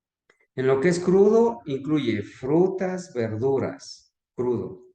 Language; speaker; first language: Spanish; native; Spanish